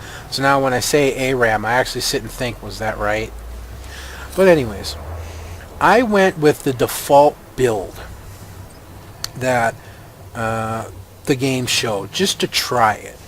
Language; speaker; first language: English; native; English